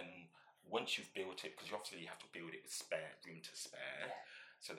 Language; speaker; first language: English; native; English